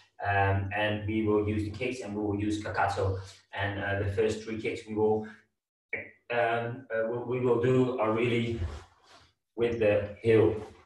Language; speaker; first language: English; non-native, fluent; Dutch